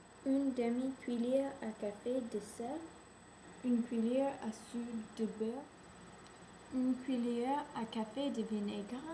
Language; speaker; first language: French; non-native, learner; English